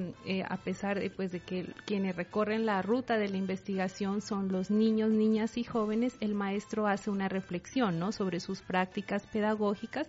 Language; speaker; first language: Spanish; native; Spanish